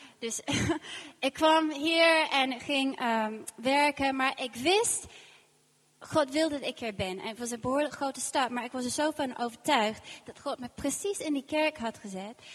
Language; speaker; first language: Dutch; non-native, fluent; English